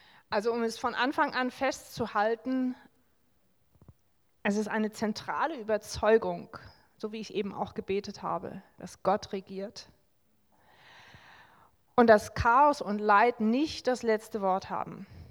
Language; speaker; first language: German; native; German